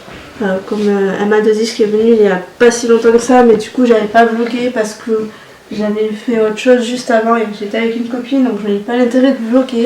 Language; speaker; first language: French; native; French